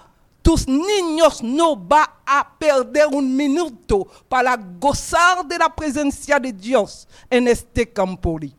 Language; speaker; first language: Spanish; non-native, fluent; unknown